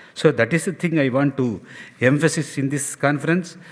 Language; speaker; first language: English; non-native, local second language; Tamil